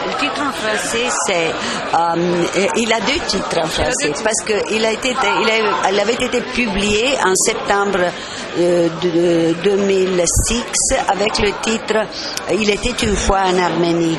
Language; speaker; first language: French; non-native, fluent; Italian